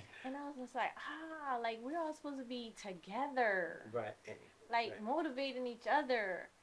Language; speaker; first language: English; native; English